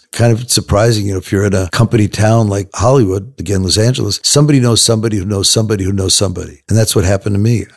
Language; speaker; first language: English; native; English